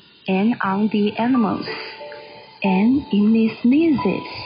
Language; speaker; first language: English; non-native, fluent; Chinese